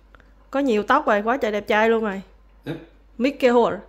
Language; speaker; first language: Vietnamese; native; Vietnamese